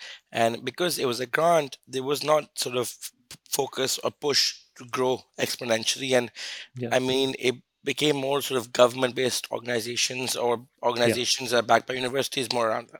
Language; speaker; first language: English; non-native, local second language; Urdu